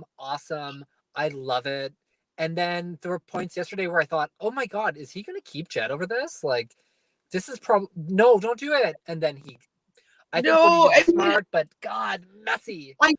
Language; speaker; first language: English; native; English